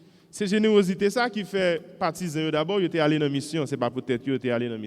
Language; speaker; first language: French; non-native, local second language; Haitian Creole